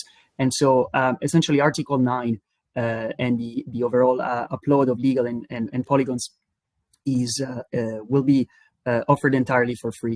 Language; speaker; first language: English; non-native, fluent; Italian